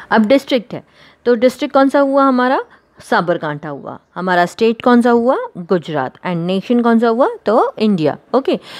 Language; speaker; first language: Hindi; non-native, local second language; Gujarati